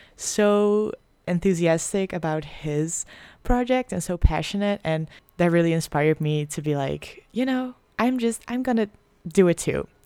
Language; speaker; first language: English; non-native, fluent; Dutch